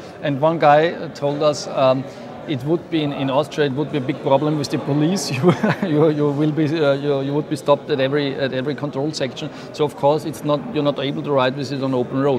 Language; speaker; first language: English; non-native, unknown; German